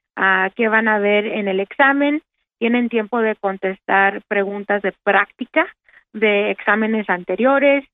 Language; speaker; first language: Spanish; early bilingual, heritage; Spanish